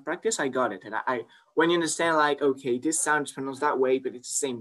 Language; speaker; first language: English; non-native, fluent; French